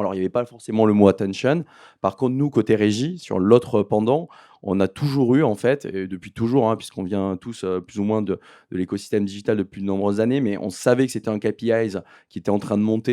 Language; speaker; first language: French; native; French